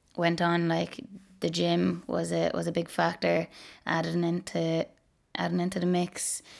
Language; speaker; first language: English; native; English